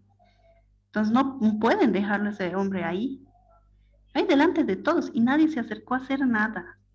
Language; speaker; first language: Spanish; native; Spanish